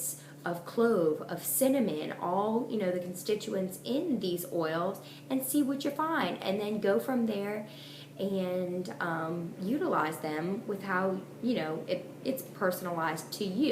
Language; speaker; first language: English; native; English